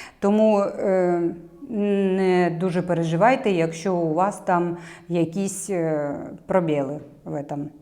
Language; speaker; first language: Ukrainian; non-native, local second language; Russian